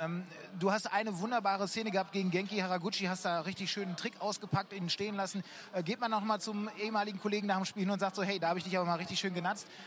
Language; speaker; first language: German; native; German